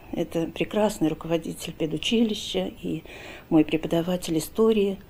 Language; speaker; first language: Russian; native; Russian